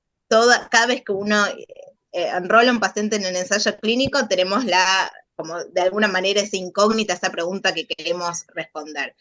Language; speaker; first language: Spanish; native; Spanish